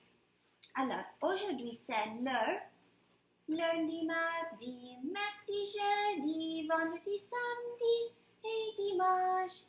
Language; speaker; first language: French; non-native, fluent; English